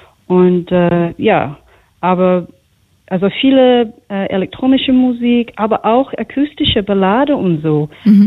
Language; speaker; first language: German; non-native, fluent; English